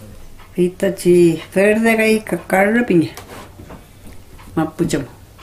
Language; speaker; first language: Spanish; non-native, local second language; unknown